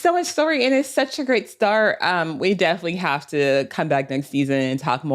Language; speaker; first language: English; native; English